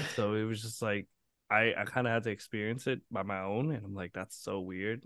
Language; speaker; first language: English; early bilingual, other home language; Vietnamese